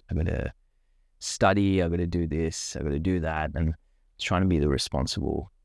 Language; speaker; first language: English; non-native, local second language; Sinhala